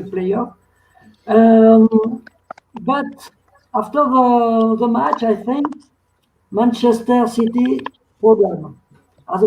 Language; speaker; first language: English; non-native, learner; French